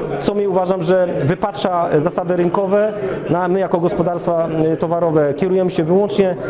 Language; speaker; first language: Polish; native; Polish